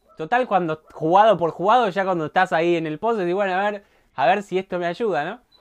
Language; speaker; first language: Spanish; native; Spanish